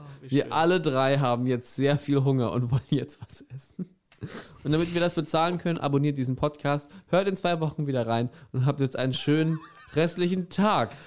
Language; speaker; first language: German; native; German